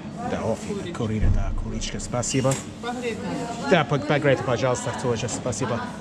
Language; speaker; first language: Russian; non-native, learner; English